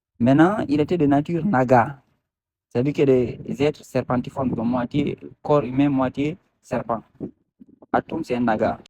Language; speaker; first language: French; non-native, local second language; Fula